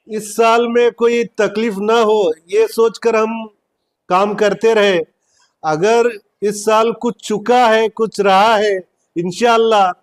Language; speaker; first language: Hindi; non-native, local second language; Urdu